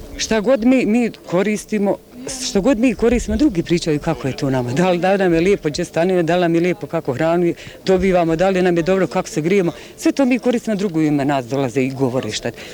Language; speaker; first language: Serbian; native; Serbian